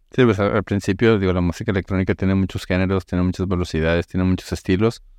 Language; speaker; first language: Spanish; native; Spanish